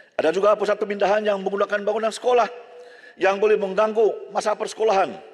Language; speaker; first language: Malay; native; Malay